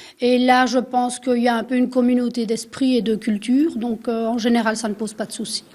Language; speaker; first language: French; native; French